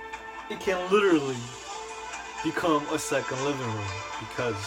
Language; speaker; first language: English; native; English